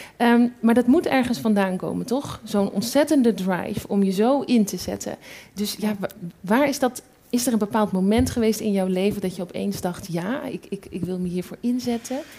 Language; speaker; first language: Dutch; native; Dutch